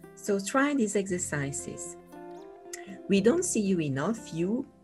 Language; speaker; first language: English; non-native, fluent; French